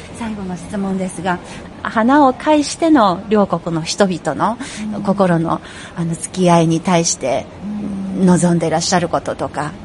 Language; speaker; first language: Japanese; non-native, fluent; Chinese